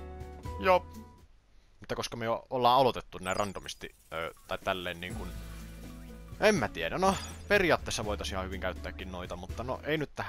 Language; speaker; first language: Finnish; native; Finnish